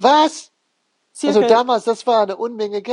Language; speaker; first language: German; non-native, fluent; English